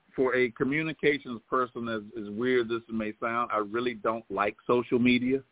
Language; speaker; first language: English; native; English